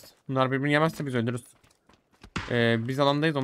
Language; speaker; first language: Turkish; native; Turkish